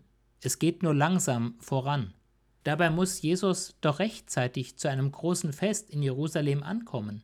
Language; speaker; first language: German; native; German